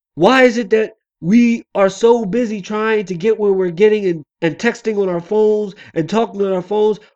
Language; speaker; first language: English; native; English